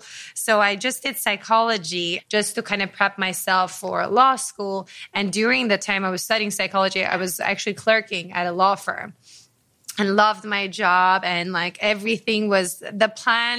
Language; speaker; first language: English; non-native, fluent; Persian